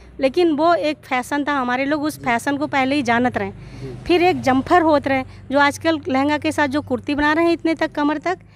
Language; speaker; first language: Hindi; native; Hindi